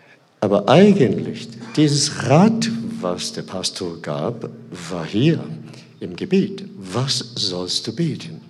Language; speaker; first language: German; non-native, fluent; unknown